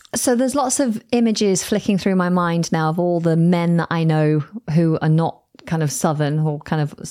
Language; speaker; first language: English; native; English